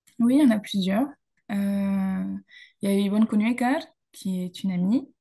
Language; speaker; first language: French; native; French